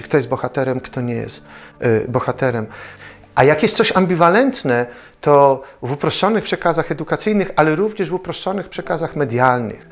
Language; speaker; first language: Polish; native; Polish